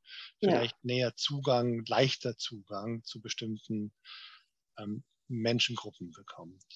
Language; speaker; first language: German; native; German